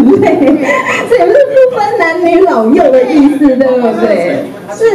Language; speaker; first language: Chinese; native; Chinese